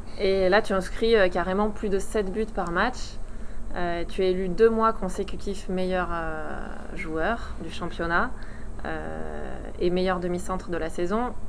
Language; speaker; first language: French; native; French